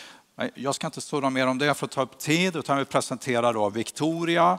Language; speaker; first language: Swedish; native; Swedish